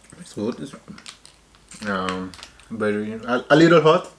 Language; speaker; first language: English; non-native, learner; Spanish